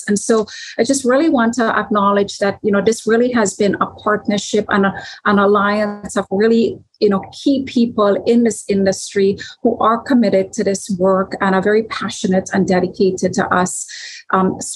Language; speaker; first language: English; native; English